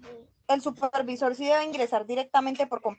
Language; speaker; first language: Spanish; native; Spanish